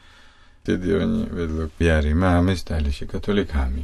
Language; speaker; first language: Polish; non-native, fluent; Russian